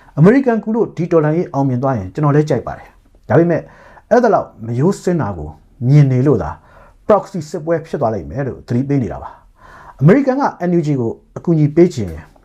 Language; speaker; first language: Burmese; native; Burmese